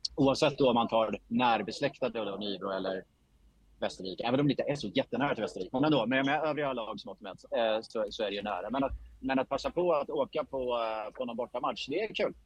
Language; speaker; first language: Swedish; native; Swedish